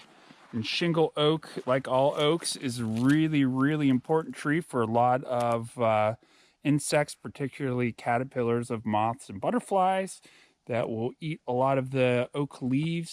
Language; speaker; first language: English; native; English